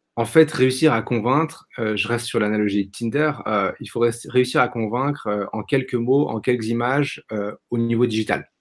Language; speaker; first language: French; native; French